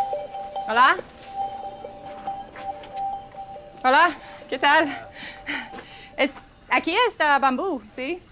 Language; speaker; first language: Spanish; non-native, learner; English